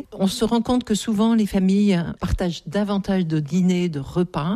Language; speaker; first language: French; native; French